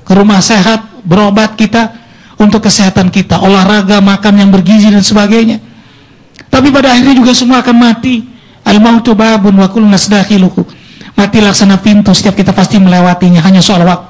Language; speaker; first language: Indonesian; native; Indonesian